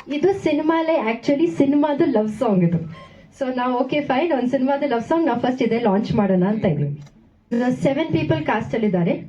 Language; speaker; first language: Kannada; non-native, local second language; Tamil